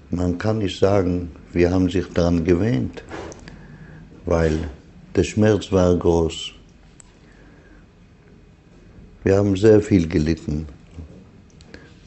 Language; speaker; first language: German; non-native, fluent; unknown